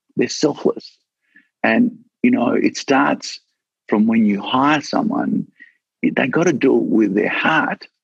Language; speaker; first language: English; native; English